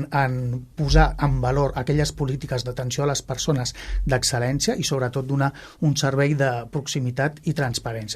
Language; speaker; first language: Catalan; native; Catalan